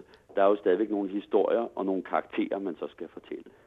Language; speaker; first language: Danish; native; Danish